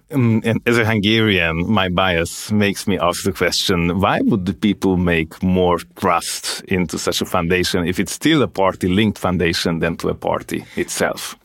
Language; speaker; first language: English; non-native, fluent; Hungarian